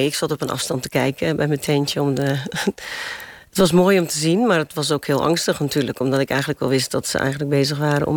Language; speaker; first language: Dutch; native; Dutch